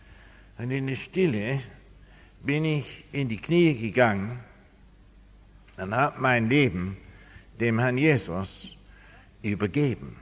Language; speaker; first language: German; non-native, fluent; English